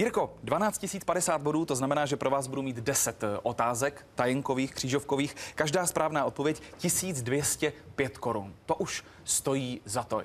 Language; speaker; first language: Czech; native; Czech